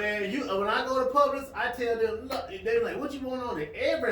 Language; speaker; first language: English; native; English